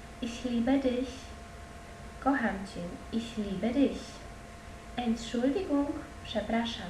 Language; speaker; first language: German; non-native, learner; Polish